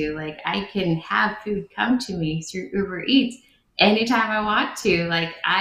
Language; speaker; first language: English; early bilingual, other home language; Vietnamese